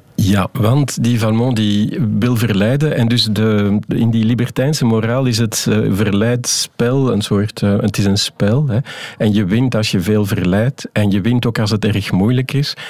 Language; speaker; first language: Dutch; native; Dutch